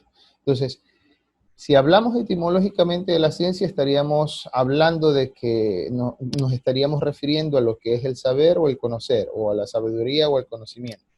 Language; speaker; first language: Spanish; native; Spanish